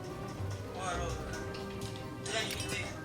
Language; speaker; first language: French; native; French